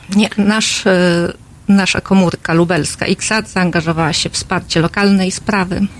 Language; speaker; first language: Polish; native; Polish